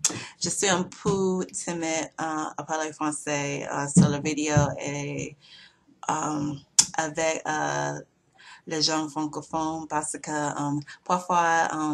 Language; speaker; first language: French; non-native, learner; English